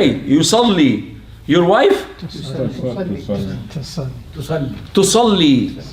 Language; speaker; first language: Arabic; non-native, fluent; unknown